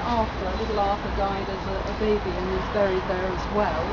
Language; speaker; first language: English; native; English